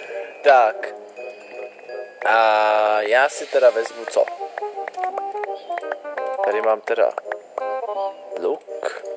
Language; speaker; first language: Czech; native; Czech